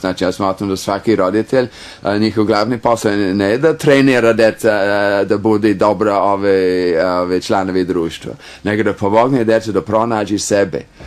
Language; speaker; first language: Croatian; non-native, fluent; English